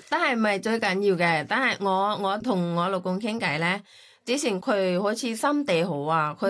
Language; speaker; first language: Cantonese; non-native, learner; Thai